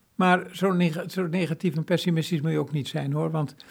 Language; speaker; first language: Dutch; native; Dutch